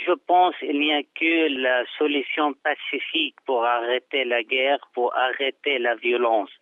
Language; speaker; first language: French; non-native, fluent; Arabic